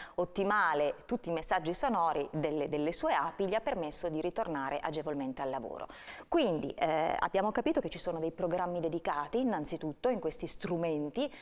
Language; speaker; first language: Italian; native; Italian